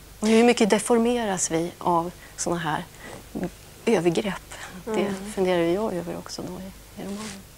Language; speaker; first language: Swedish; native; Swedish